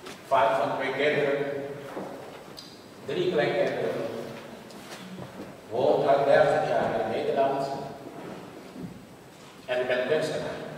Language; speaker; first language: Dutch; non-native, local second language; Papiamento